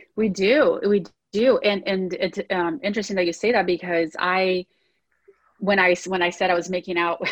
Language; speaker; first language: English; early bilingual, other home language; Portuguese